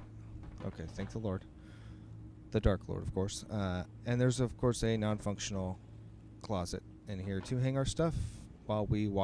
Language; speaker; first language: English; native; English